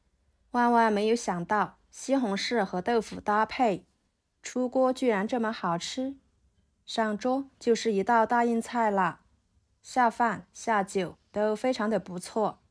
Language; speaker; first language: Chinese; native; Chinese